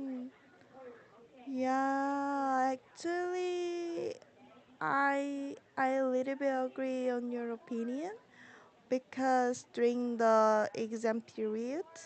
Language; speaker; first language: English; non-native, learner; Korean